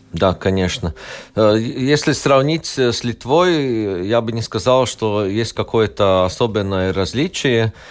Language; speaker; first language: Russian; non-native, local second language; Latvian